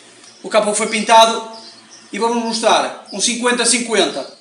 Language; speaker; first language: Portuguese; native; Portuguese